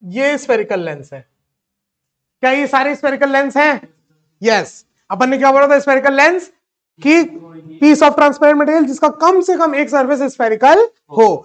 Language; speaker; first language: Hindi; native; Hindi